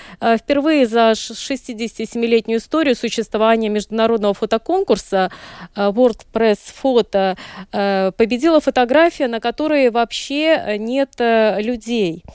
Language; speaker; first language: Russian; native; Russian